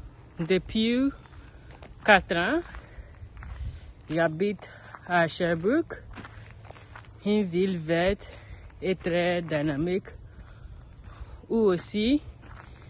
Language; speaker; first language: French; non-native, learner; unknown